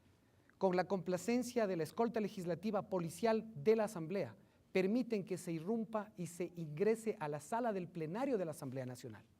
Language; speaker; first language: Spanish; native; Spanish